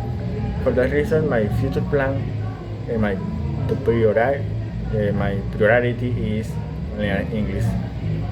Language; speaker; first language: English; non-native, learner; Spanish